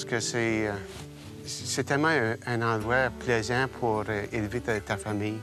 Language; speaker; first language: French; native; French